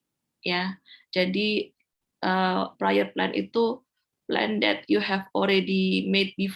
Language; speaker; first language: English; non-native, fluent; Indonesian